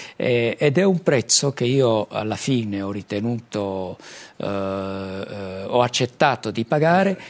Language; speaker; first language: Italian; non-native, fluent; Arabic